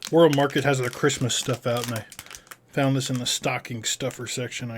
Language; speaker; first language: English; native; English